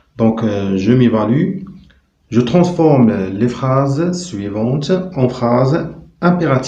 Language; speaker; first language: French; non-native, local second language; Arabic